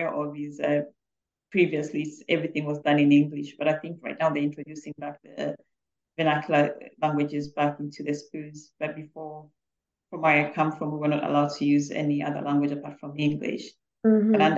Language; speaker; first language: English; non-native, local second language; Bemba